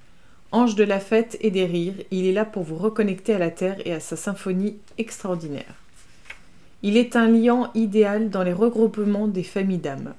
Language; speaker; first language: French; native; French